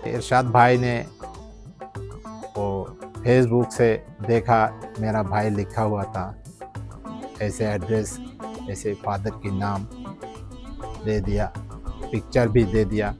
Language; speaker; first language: Hindi; early bilingual, heritage; Hindi